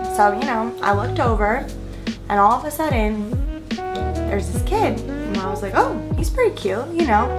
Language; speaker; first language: English; native; English